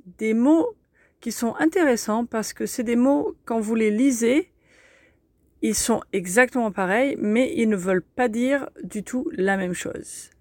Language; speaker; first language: French; native; French